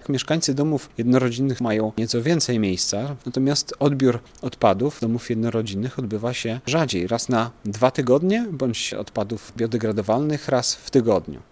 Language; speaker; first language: Polish; native; Polish